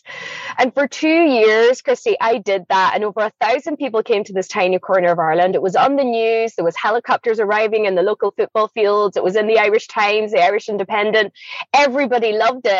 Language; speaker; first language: English; native; English